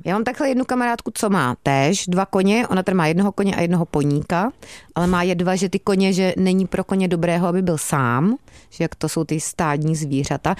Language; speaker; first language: Czech; native; Czech